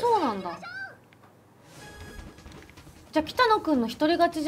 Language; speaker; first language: Japanese; native; Japanese